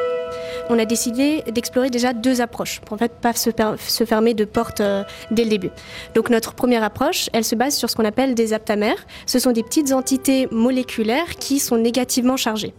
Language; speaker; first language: French; native; French